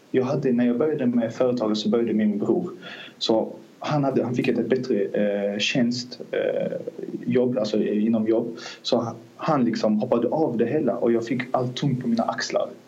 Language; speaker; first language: Swedish; early bilingual, other home language; Azerbaijani